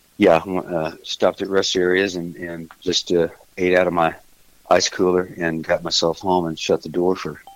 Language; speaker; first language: English; native; English